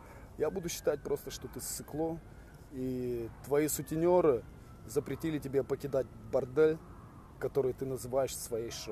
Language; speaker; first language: Russian; native; Russian